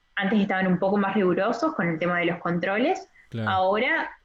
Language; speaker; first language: Spanish; native; Spanish